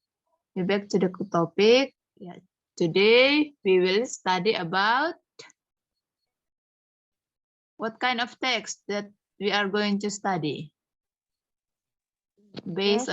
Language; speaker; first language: English; non-native, fluent; Indonesian